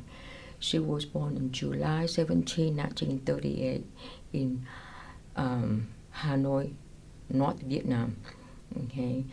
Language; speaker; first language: English; early bilingual, other home language; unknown